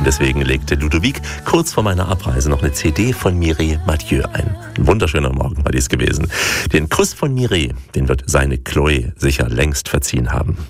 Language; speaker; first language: German; native; German